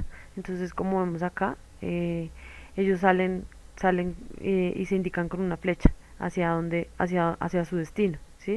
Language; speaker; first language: Spanish; native; Spanish